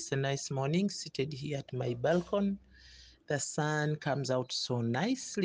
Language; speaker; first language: English; non-native, local second language; Ganda